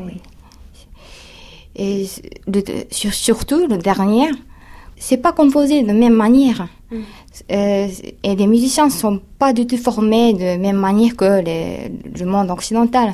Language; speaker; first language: French; non-native, fluent; Japanese